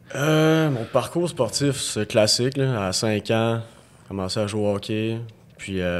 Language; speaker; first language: French; native; French